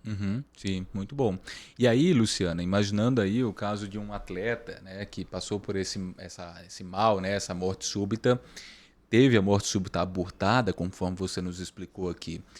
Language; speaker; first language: Portuguese; native; Portuguese